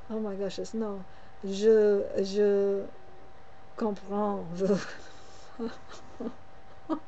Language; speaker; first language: French; non-native, learner; English